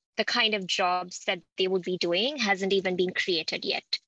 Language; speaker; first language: English; non-native, local second language; Sinhala